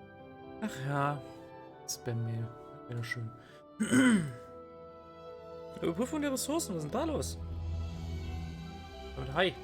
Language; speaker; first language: German; native; German